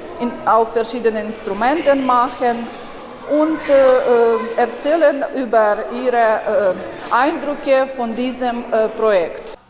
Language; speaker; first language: German; non-native, learner; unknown